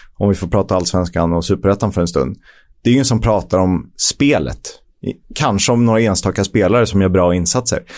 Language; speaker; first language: Swedish; native; Swedish